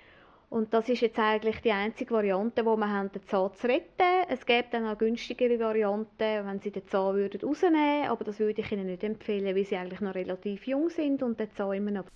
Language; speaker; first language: German; native; German